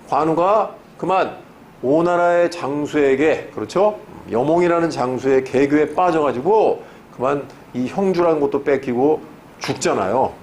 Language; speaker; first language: Korean; native; Korean